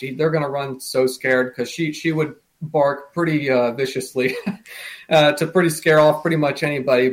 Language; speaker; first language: English; native; English